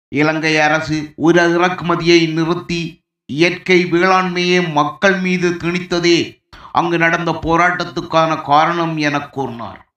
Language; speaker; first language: Tamil; native; Tamil